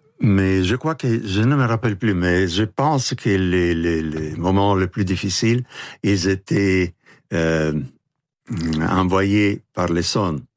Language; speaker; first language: French; non-native, fluent; Italian